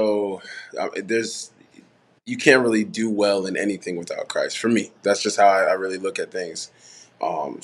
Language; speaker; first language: English; native; English